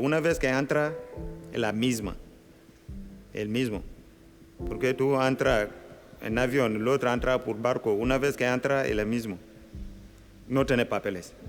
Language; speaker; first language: Spanish; non-native, local second language; Wolof